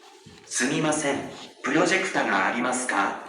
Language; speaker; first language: Japanese; non-native, learner; Indonesian